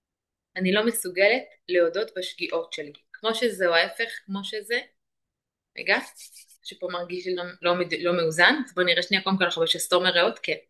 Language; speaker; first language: Hebrew; native; Hebrew